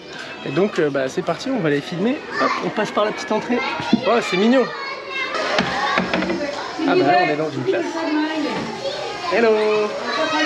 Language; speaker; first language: French; native; French